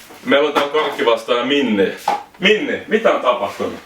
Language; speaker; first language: Finnish; native; Finnish